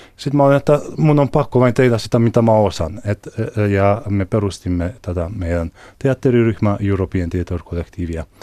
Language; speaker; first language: Finnish; non-native, fluent; Hungarian